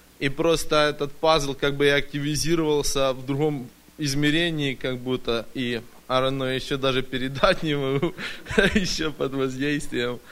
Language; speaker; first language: Russian; early bilingual, heritage; Russian